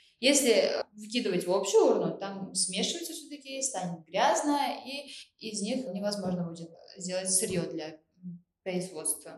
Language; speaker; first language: Russian; non-native, local second language; Uzbek